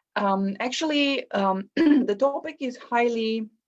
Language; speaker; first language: English; non-native, fluent; Romanian